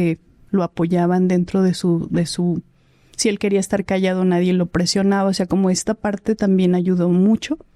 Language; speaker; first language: Spanish; native; Spanish